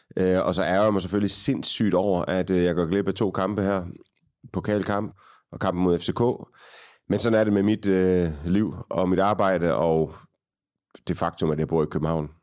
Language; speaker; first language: Danish; native; Danish